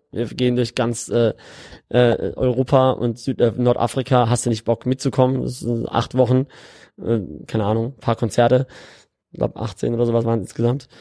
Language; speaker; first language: German; native; German